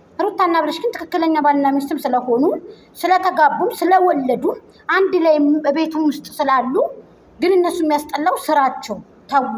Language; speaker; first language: Amharic; native; Amharic